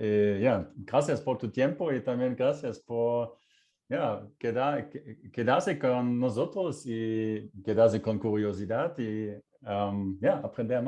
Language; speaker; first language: Spanish; non-native, fluent; German